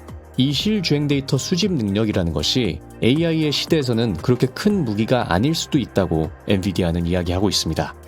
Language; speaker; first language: Korean; native; Korean